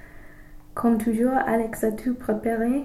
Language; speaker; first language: French; non-native, learner; English